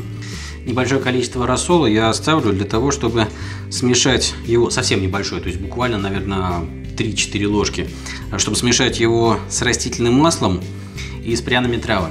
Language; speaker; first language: Russian; native; Russian